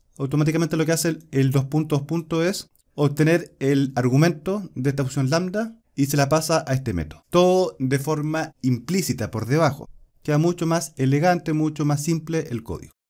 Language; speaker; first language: Spanish; native; Spanish